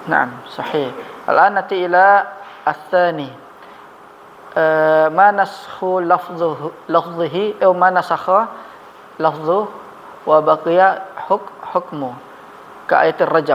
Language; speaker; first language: Arabic; non-native, fluent; Indonesian